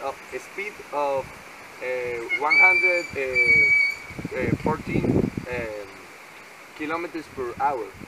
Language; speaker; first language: English; non-native, learner; Spanish